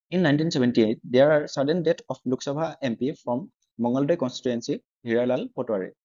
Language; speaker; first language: English; non-native, local second language; Assamese